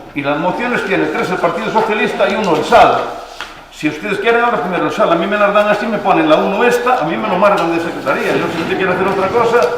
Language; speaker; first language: Spanish; non-native, local second language; Galician